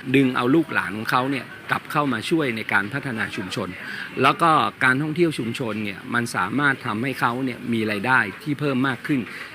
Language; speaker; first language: Thai; native; Thai